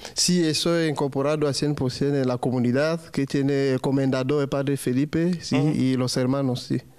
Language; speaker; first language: Spanish; non-native, learner; French